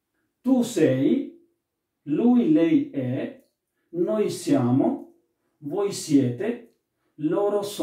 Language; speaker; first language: Italian; non-native, fluent; Urdu